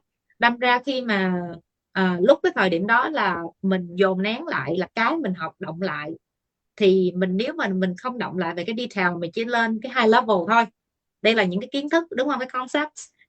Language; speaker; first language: Vietnamese; native; Vietnamese